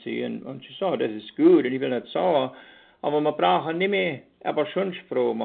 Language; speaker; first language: German; early bilingual, heritage; Pennsylvania German